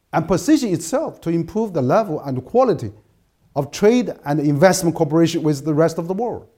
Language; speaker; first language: English; non-native, fluent; Chinese